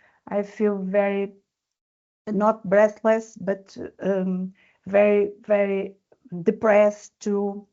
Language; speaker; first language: English; non-native, learner; Portuguese